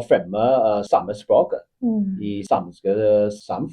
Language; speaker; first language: Danish; non-native, learner; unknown